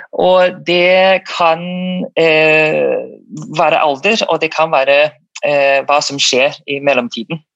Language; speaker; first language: Norwegian; non-native, fluent; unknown